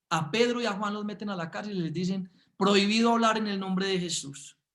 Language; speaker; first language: Spanish; native; Spanish